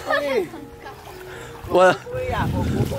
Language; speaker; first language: Chinese; non-native, learner; Vietnamese